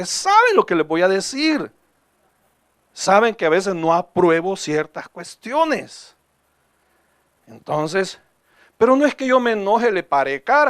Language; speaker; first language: Spanish; native; Spanish